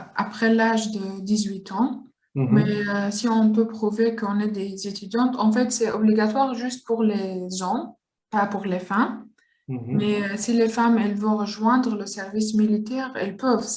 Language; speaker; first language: French; non-native, learner; Kurdish